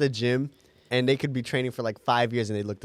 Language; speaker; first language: English; native; English